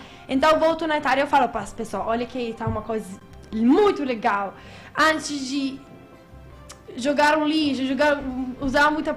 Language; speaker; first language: Portuguese; non-native, fluent; Italian